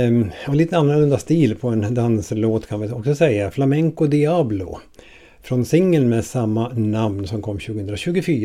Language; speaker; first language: Swedish; native; Swedish